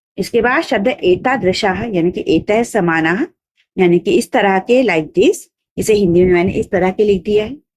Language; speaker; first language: Hindi; native; Hindi